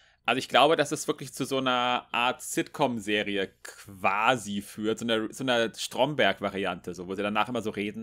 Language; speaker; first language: German; native; German